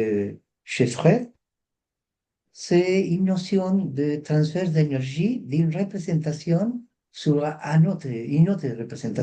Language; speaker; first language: French; non-native, fluent; Spanish